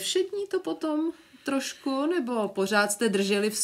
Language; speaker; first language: Czech; native; Czech